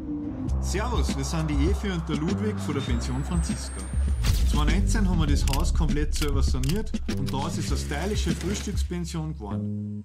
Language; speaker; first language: German; native; German